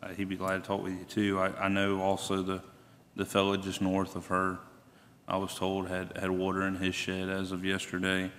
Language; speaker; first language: English; native; English